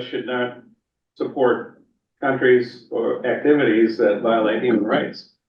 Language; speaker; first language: English; native; English